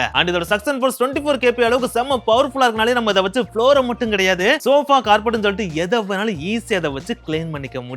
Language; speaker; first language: Tamil; native; Tamil